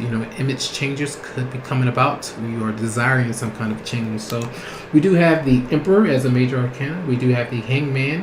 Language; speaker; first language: English; native; English